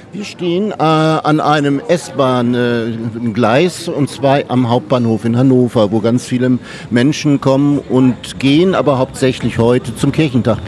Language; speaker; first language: German; native; German